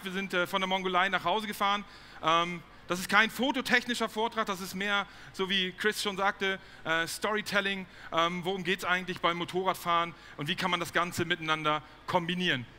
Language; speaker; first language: German; native; German